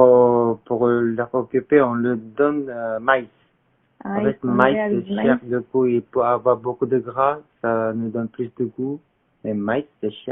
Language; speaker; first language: French; non-native, learner; Korean